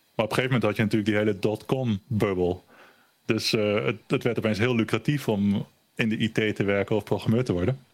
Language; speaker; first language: Dutch; early bilingual, other home language; German